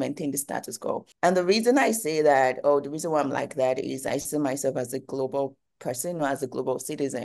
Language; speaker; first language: English; non-native, local second language; Yoruba